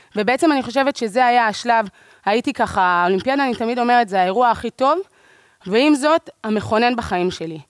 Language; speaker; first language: Hebrew; native; Hebrew